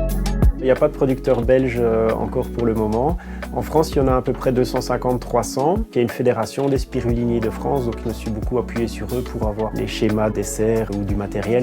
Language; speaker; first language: French; native; French